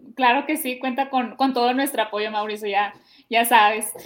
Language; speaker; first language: Spanish; native; Spanish